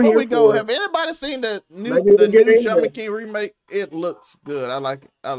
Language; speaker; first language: English; native; English